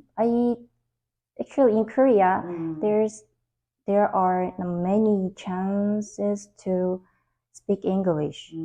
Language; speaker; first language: English; non-native, learner; Korean